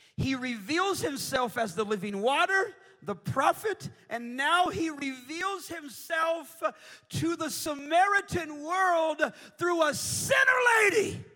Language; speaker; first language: English; early bilingual, other home language; Portuguese